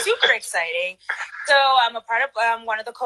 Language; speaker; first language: English; native; English